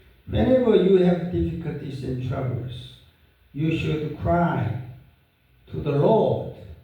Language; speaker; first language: English; non-native, fluent; Korean